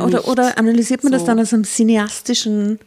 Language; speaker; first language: German; native; German